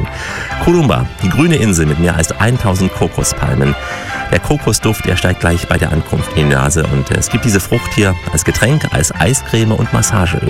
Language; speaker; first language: German; native; German